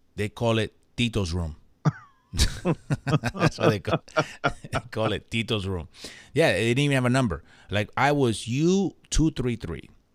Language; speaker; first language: English; early bilingual, other home language; Spanish